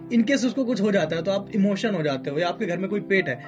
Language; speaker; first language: Hindi; native; Hindi